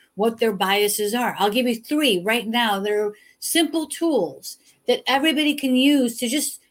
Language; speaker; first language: English; early bilingual, other home language; Hindi